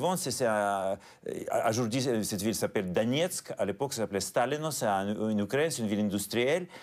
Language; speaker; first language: French; non-native, fluent; Russian